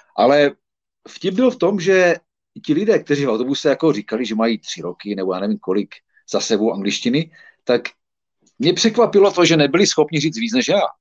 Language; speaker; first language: Czech; native; Czech